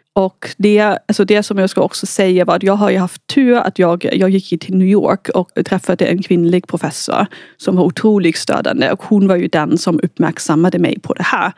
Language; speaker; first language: Swedish; non-native, fluent; German